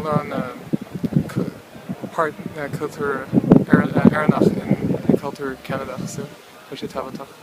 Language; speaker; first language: Irish; non-native, learner; English